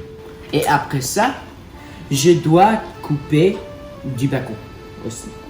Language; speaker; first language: French; non-native, learner; English